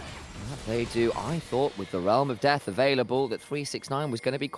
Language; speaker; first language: English; native; English